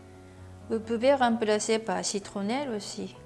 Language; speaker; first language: French; non-native, learner; Japanese